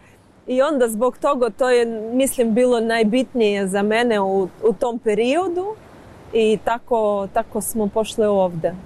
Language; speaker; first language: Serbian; non-native, learner; Ukrainian